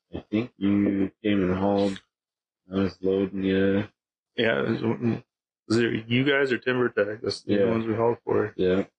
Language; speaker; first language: English; native; English